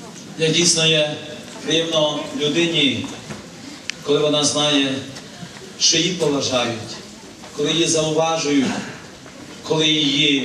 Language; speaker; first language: Ukrainian; native; Ukrainian